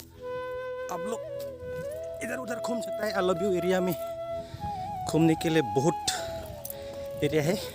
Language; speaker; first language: Hindi; non-native, local second language; Bodo